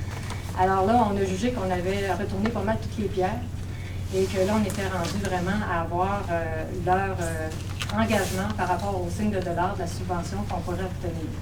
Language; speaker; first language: French; native; French